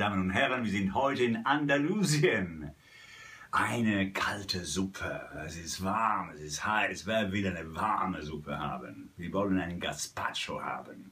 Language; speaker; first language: German; non-native, fluent; Italian